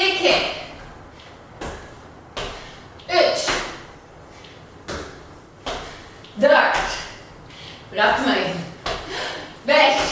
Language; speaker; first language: Turkish; non-native, fluent; German